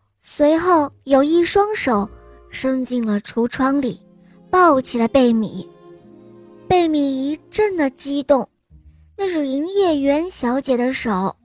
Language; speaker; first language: Chinese; native; Chinese